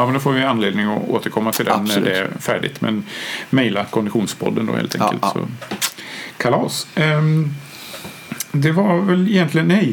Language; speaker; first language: Swedish; native; Swedish